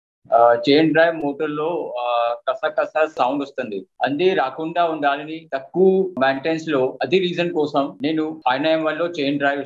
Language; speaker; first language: Telugu; non-native, local second language; Hindi